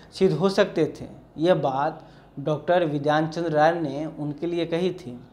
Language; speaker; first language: Hindi; native; Hindi